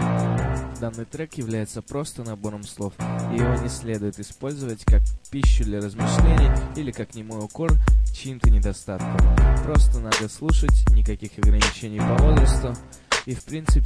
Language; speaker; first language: Russian; native; Russian